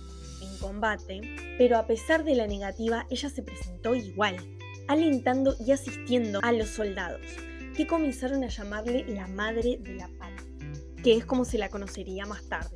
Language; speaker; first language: Spanish; native; Spanish